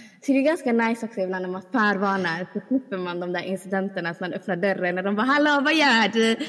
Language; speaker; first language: Swedish; early bilingual, other home language; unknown